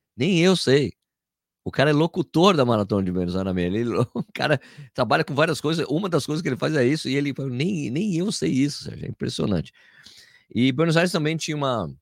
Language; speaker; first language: Portuguese; native; Portuguese